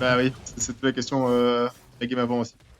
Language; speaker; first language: French; native; French